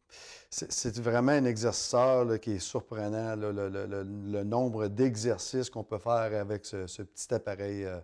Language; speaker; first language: French; native; French